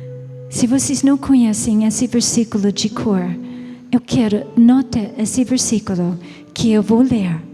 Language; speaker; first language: Portuguese; non-native, fluent; English